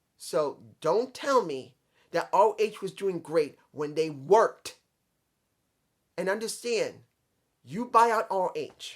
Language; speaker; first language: English; native; English